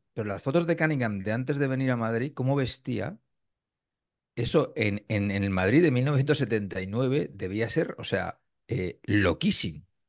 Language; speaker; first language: Spanish; native; Spanish